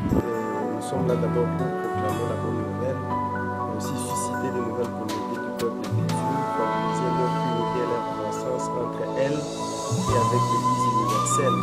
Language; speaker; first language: French; non-native, fluent; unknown